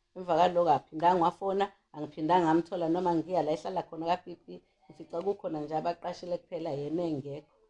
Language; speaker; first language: Zulu; native; Zulu